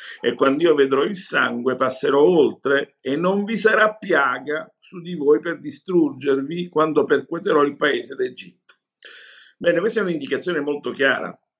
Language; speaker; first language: Italian; native; Italian